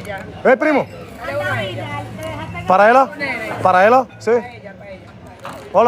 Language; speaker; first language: Spanish; non-native, learner; Bulgarian